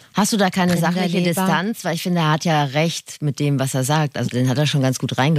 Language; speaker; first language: German; native; German